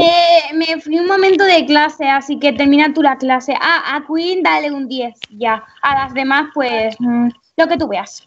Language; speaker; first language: Spanish; native; Spanish